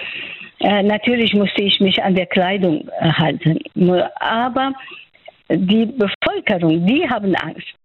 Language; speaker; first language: German; non-native, fluent; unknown